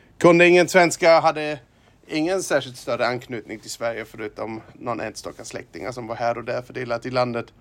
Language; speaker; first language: Swedish; non-native, fluent; German